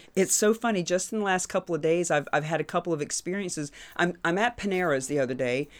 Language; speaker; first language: English; native; English